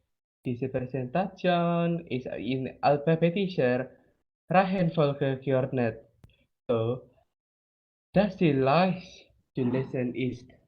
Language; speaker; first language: German; non-native, learner; Indonesian